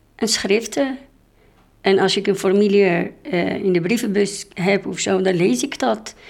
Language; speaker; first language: Dutch; non-native, fluent; Arabic